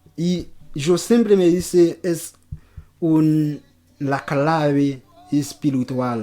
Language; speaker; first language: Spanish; non-native, local second language; Haitian Creole